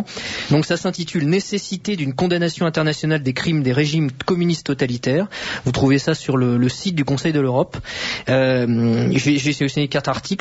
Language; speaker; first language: French; native; French